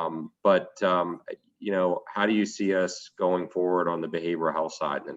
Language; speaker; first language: English; native; English